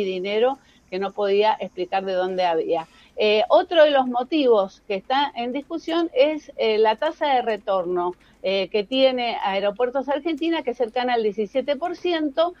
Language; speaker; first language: Spanish; native; Spanish